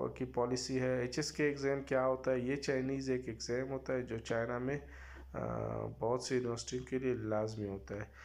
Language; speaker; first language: Urdu; non-native, local second language; Pashto